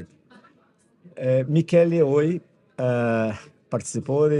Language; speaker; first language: Spanish; non-native, fluent; Portuguese